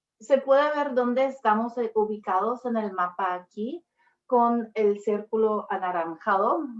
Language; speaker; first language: Spanish; non-native, fluent; English